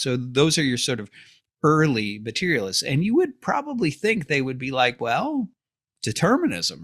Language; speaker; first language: English; native; English